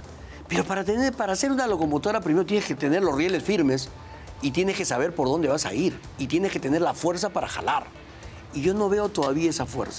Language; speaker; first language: Spanish; native; Spanish